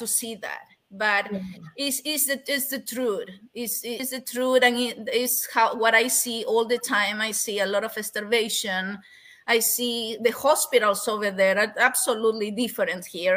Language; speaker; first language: English; non-native, fluent; Spanish